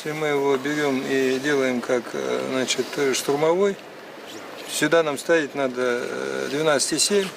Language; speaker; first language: Russian; native; Russian